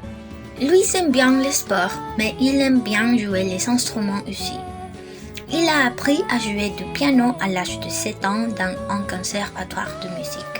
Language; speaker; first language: French; non-native, learner; Spanish